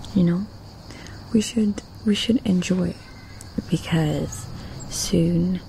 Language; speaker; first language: English; non-native, fluent; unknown